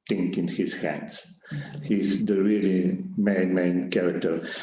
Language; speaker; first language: English; non-native, fluent; Bulgarian